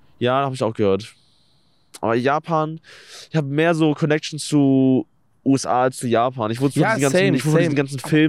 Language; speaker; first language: German; native; German